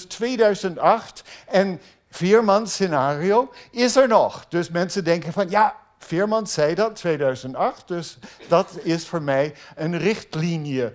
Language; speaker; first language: Dutch; non-native, fluent; English